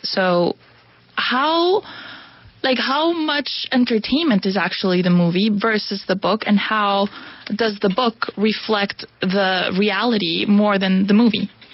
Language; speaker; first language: English; non-native, fluent; Spanish